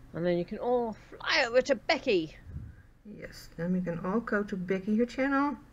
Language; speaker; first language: English; non-native, fluent; Dutch